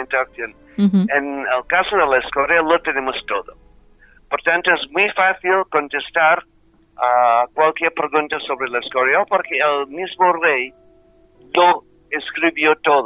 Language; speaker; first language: Spanish; non-native, fluent; English